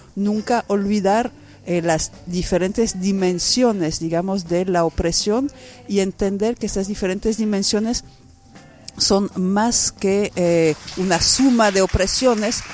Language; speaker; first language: Spanish; non-native, fluent; French